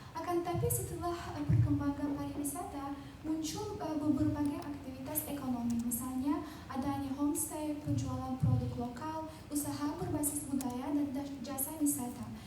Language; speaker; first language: Indonesian; non-native, fluent; Azerbaijani